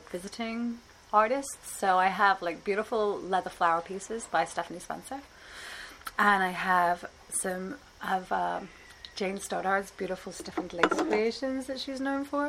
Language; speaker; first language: English; native; English